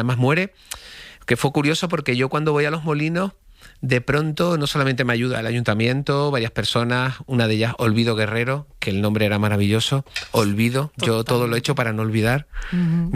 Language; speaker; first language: Spanish; native; Spanish